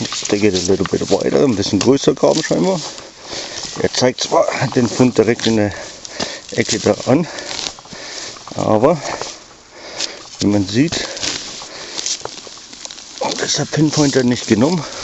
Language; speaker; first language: German; native; German